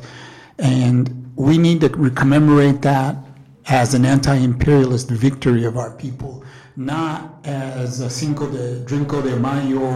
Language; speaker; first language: English; native; English